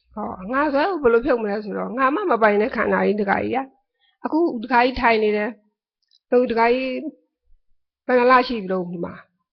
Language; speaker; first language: Burmese; native; Burmese